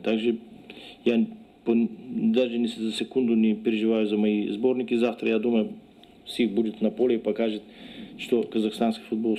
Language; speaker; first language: Russian; non-native, learner; Bulgarian